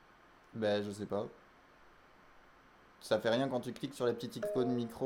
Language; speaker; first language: French; native; French